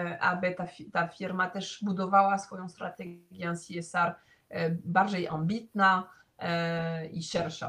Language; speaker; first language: Polish; non-native, fluent; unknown